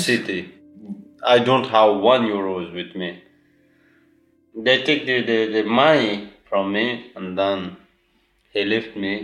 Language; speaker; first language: English; non-native, learner; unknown